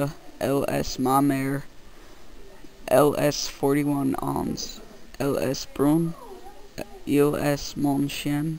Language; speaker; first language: French; non-native, learner; English